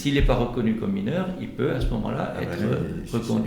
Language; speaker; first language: French; native; French